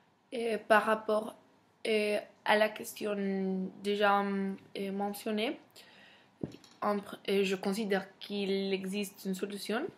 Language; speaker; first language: French; non-native, fluent; Spanish